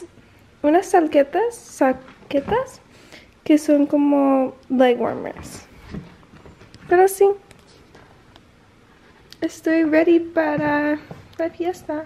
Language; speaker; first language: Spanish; early bilingual, other home language; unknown